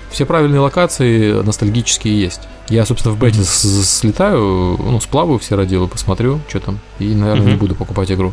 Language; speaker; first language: Russian; native; Russian